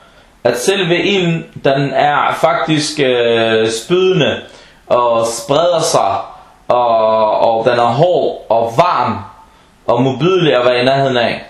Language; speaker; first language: Danish; early bilingual, other home language; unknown